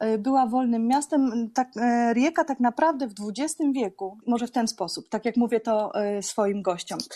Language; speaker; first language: Polish; native; Polish